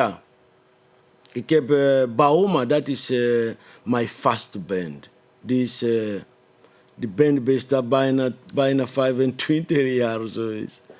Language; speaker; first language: Dutch; non-native, fluent; Lingala